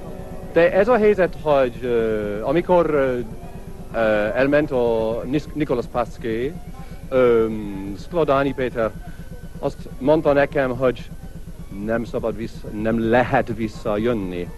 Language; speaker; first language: Hungarian; non-native, learner; English